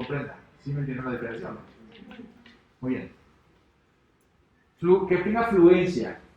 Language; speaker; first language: Spanish; native; Spanish